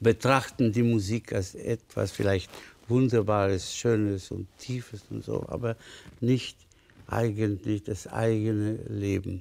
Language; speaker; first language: German; non-native, fluent; Spanish